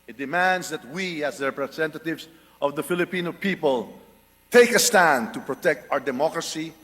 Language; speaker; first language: English; non-native, local second language; Filipino